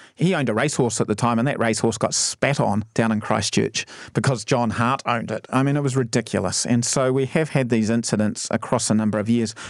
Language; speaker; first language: English; native; English